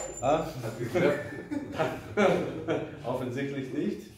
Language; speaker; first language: German; non-native, fluent; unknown